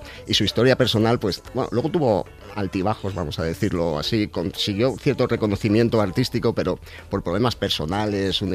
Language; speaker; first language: Spanish; native; Spanish